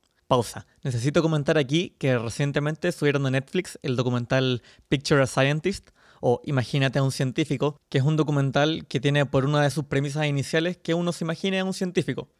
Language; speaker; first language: Spanish; native; Spanish